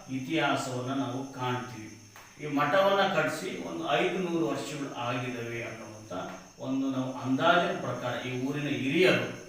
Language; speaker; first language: Kannada; native; Kannada